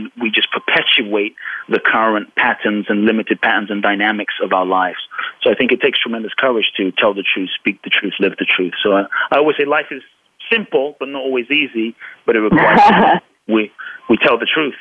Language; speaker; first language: English; native; English